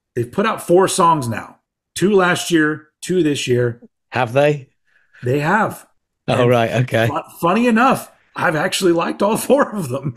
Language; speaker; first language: English; native; English